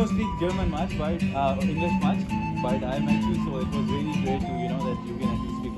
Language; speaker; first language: English; non-native, fluent; Hindi